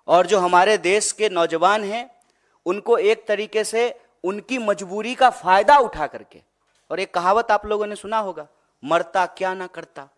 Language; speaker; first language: Hindi; native; Hindi